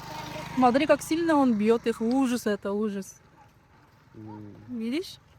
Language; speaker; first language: Russian; non-native, local second language; Kazakh